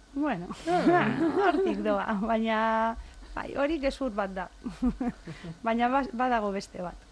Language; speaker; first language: Basque; non-native, local second language; Spanish